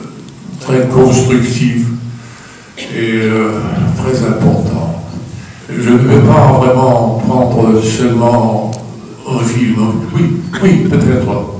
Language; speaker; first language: French; non-native, fluent; Swedish